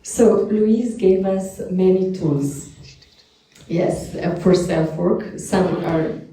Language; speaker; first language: English; non-native, fluent; Slovenian